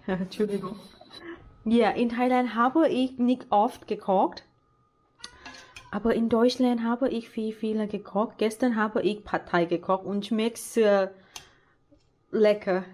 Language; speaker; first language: German; non-native, learner; Thai